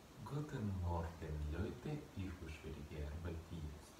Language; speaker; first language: German; non-native, learner; Russian